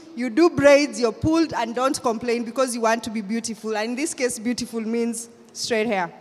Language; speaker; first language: English; non-native, local second language; Kikuyu